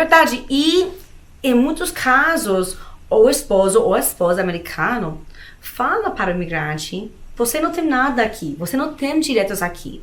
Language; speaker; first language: Portuguese; non-native, fluent; Spanish